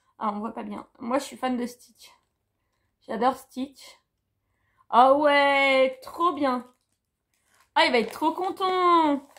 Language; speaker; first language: French; native; French